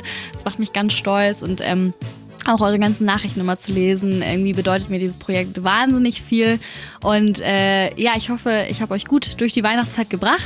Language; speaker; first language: German; native; German